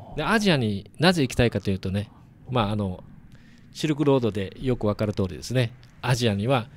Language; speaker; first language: Japanese; native; Japanese